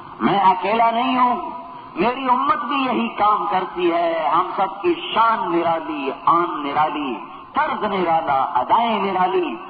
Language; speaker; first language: Urdu; non-native, local second language; Punjabi